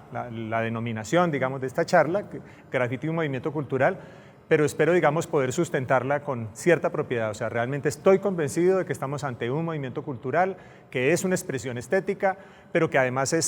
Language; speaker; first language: Spanish; native; Spanish